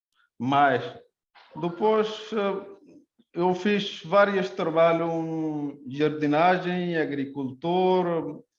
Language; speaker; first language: Portuguese; non-native, learner; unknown